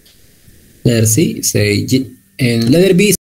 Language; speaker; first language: English; non-native, learner; Spanish